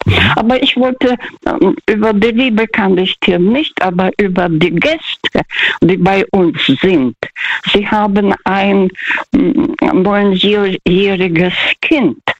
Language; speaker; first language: German; early bilingual, heritage; Russian